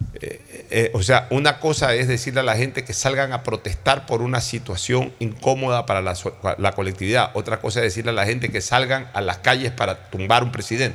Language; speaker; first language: Spanish; native; Spanish